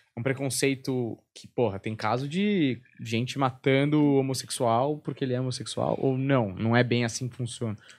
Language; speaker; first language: Portuguese; native; Portuguese